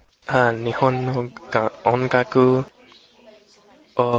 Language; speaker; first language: Japanese; non-native, learner; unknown